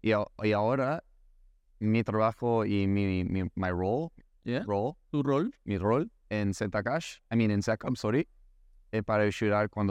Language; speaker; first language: Spanish; non-native, learner; English